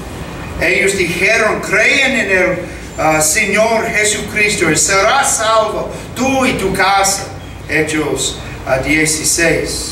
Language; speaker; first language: Spanish; non-native, fluent; English